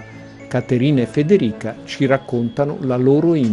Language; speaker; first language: Italian; native; Italian